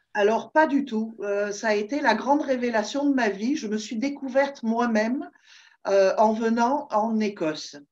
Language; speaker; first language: French; native; French